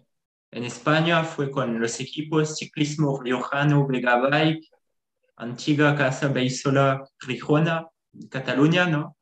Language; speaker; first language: Spanish; non-native, fluent; French